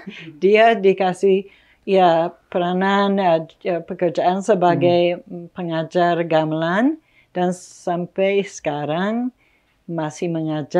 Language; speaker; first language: Indonesian; non-native, fluent; English